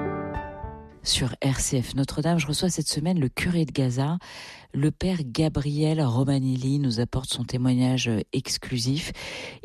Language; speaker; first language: French; native; French